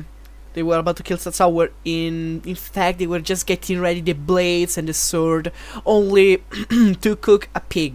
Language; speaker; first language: English; non-native, fluent; Italian